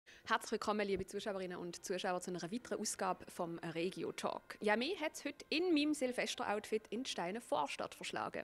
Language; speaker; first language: German; native; German